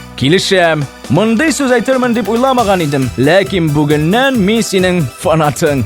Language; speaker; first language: Tatar; early bilingual, heritage; Tatar